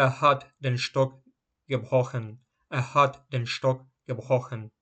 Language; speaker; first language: German; non-native, fluent; Ukrainian